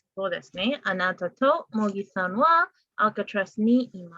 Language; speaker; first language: Japanese; non-native, fluent; English